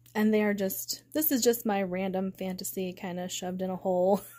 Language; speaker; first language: English; native; English